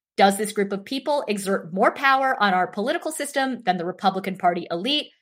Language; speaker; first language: English; native; English